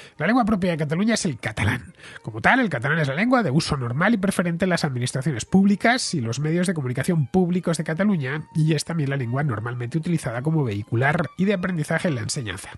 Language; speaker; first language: Spanish; native; Spanish